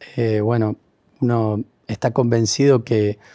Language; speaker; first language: Spanish; native; Spanish